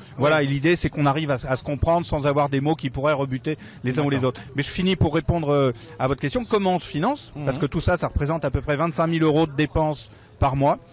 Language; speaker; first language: French; native; French